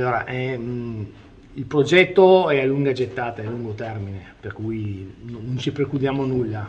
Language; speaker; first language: Italian; native; Italian